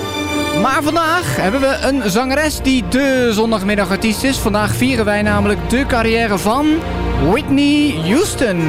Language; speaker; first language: Dutch; native; Dutch